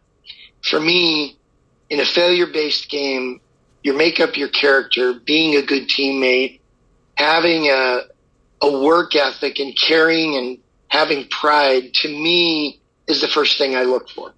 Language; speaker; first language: English; native; English